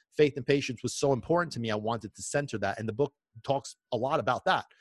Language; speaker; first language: English; non-native, fluent; Italian